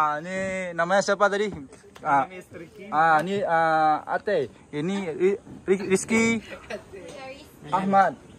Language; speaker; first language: Indonesian; non-native, local second language; Achinese